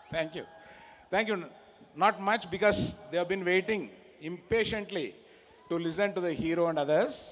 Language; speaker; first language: English; non-native, local second language; Telugu